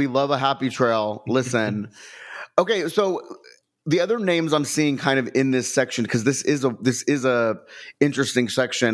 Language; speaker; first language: English; native; English